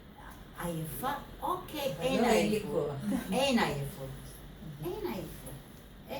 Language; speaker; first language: Hebrew; non-native, fluent; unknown